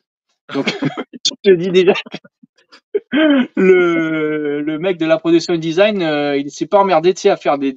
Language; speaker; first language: French; native; French